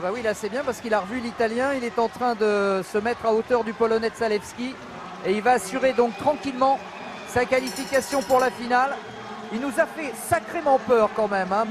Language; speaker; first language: French; native; French